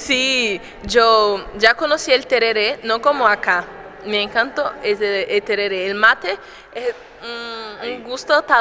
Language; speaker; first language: Spanish; non-native, fluent; Portuguese